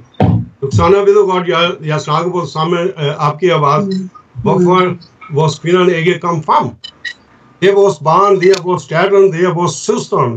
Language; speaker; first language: Danish; non-native, fluent; Urdu